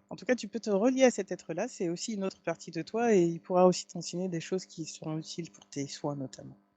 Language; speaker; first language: French; native; French